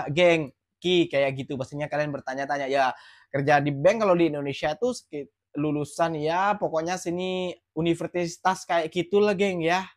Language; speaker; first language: Indonesian; native; Indonesian